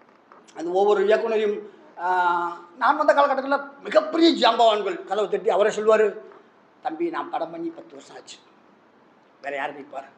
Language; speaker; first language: Tamil; native; Tamil